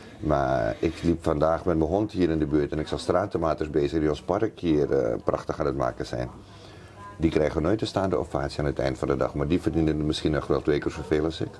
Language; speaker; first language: Dutch; native; Dutch